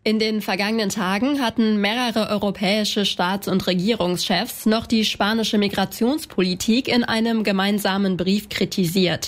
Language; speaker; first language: German; native; German